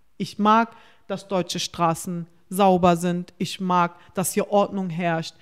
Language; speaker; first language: German; early bilingual, other home language; Turkish